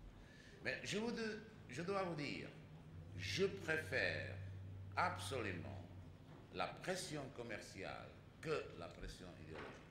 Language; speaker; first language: French; non-native, fluent; Czech